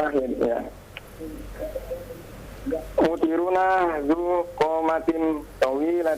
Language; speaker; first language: Arabic; non-native, learner; Indonesian